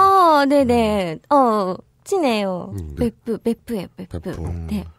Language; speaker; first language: Korean; non-native, learner; Japanese